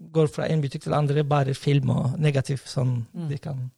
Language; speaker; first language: Norwegian; non-native, fluent; Turkish